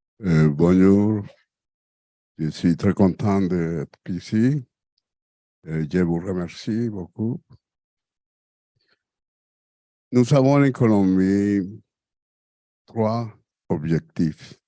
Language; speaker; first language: French; non-native, fluent; Spanish